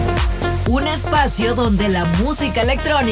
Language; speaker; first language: Spanish; native; Spanish